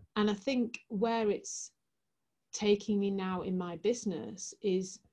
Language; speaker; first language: English; native; English